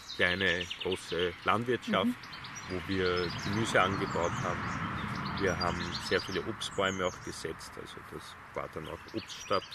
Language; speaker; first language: German; native; German